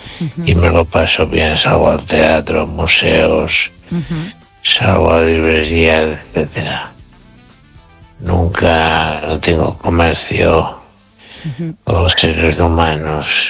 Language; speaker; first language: Spanish; native; Spanish